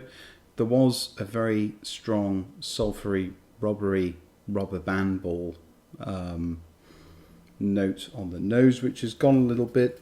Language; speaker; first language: English; native; English